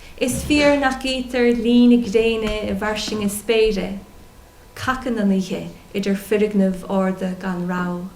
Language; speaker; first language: Irish; non-native, local second language; English